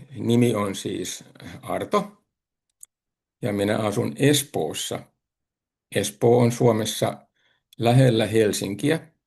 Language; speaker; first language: Finnish; native; Finnish